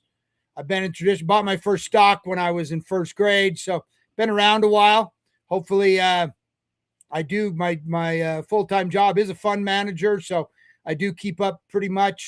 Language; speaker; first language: English; native; English